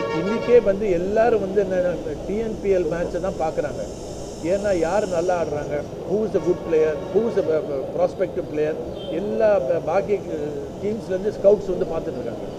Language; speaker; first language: Tamil; native; Tamil